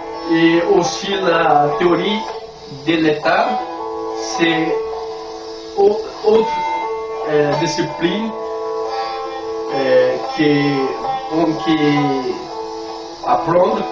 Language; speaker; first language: French; non-native, learner; Spanish